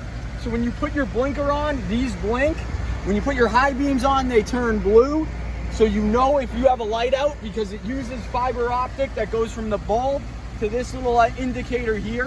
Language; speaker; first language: English; native; English